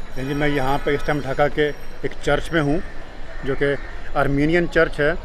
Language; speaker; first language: Urdu; non-native, local second language; Punjabi